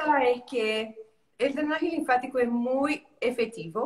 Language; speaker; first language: Spanish; non-native, learner; Portuguese